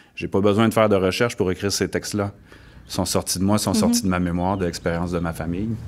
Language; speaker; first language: French; native; French